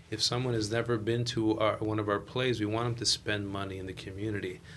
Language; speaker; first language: English; native; English